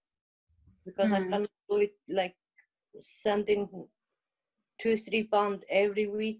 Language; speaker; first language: English; non-native, learner; Albanian